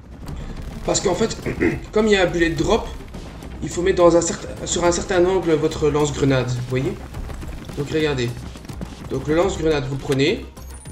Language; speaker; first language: French; native; French